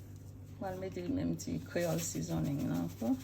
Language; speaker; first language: French; non-native, learner; Haitian Creole